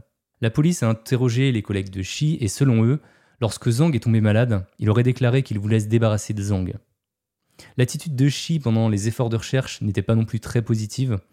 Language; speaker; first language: French; native; French